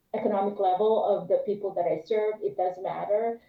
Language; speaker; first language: English; non-native, local second language; Filipino